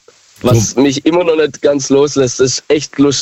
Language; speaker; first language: German; native; German